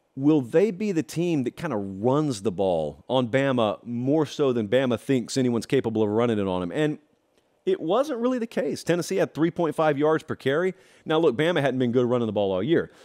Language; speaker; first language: English; native; English